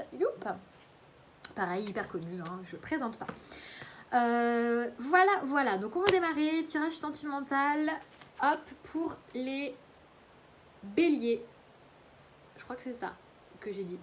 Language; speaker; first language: French; native; French